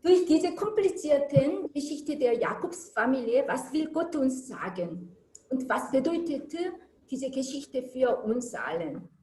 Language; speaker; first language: German; non-native, learner; Korean